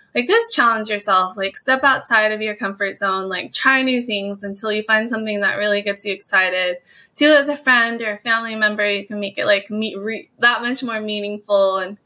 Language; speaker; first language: English; native; English